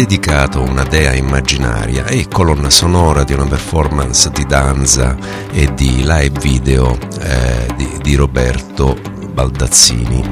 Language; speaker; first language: Italian; native; Italian